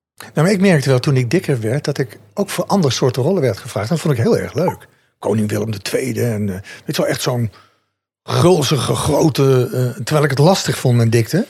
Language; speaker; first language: Dutch; native; Dutch